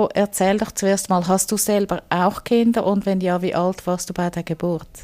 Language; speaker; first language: German; native; German